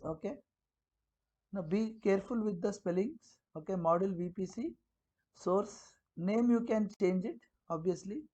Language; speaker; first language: English; non-native, local second language; Kannada